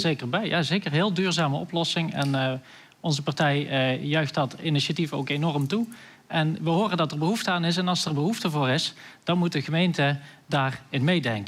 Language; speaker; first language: Dutch; native; Dutch